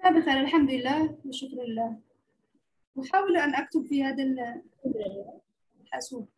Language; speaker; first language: Arabic; non-native, fluent; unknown